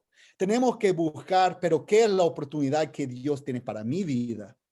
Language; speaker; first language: Spanish; non-native, fluent; English